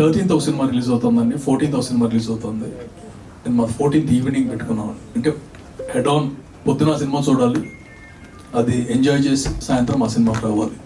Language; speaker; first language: Telugu; native; Telugu